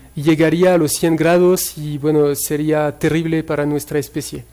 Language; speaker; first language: Spanish; non-native, fluent; French